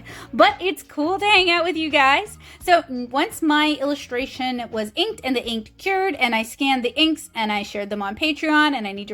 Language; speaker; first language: English; native; English